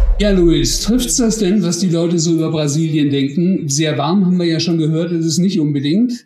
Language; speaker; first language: German; native; German